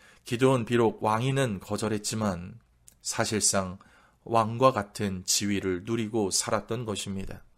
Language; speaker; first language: Korean; native; Korean